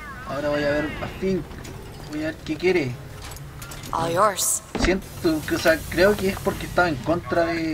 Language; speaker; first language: Spanish; native; Spanish